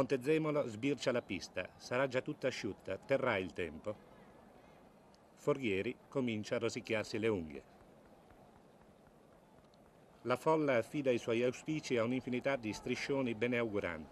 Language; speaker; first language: Italian; native; Italian